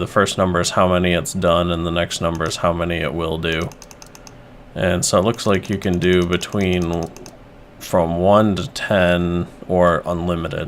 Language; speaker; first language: English; native; English